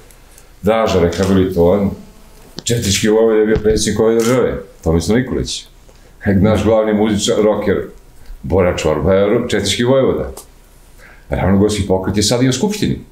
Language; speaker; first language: Croatian; native; Croatian